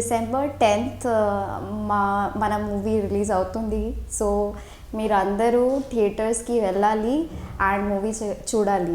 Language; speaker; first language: Telugu; non-native, fluent; Hindi